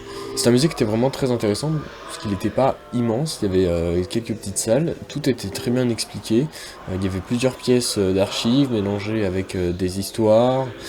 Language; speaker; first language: French; native; French